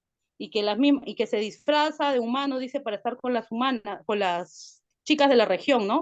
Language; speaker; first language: Spanish; native; Spanish